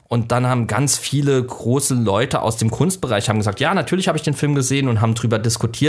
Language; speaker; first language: German; native; German